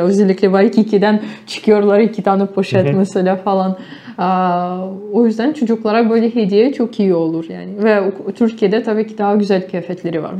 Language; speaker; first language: Turkish; non-native, fluent; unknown